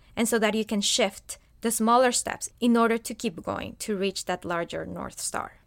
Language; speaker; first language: English; non-native, fluent; Spanish